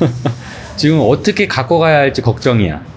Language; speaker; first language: Korean; native; Korean